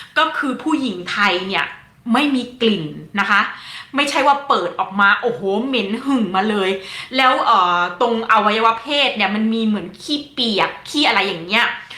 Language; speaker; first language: Thai; native; Thai